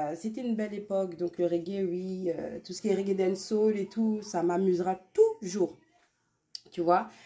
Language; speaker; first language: French; native; French